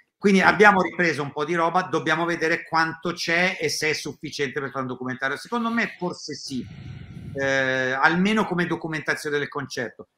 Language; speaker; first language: Italian; native; Italian